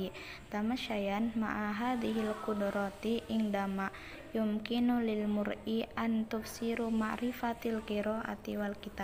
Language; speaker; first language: Arabic; non-native, learner; Indonesian